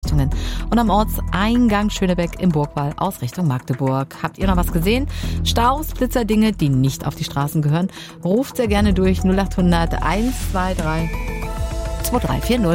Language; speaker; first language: German; native; German